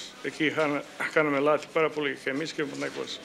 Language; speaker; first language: Greek; non-native, fluent; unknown